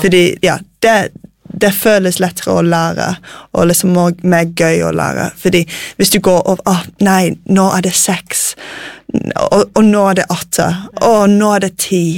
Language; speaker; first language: Norwegian; non-native, fluent; English